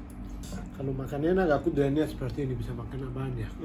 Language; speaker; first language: Indonesian; non-native, learner; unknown